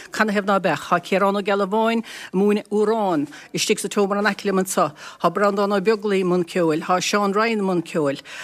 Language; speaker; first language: Irish; native; Irish